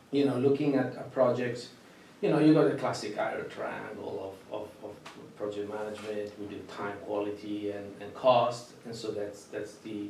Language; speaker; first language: English; non-native, fluent; Italian